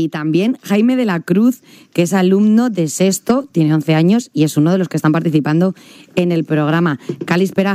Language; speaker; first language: Spanish; native; Spanish